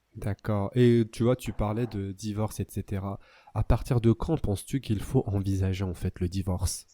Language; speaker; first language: French; native; French